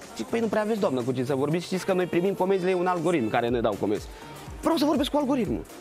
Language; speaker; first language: Romanian; native; Romanian